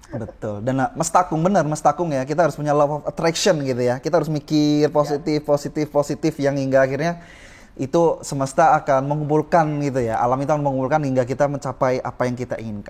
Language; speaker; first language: Indonesian; native; Indonesian